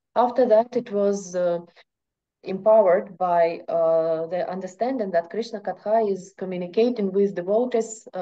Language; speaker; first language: English; non-native, fluent; Russian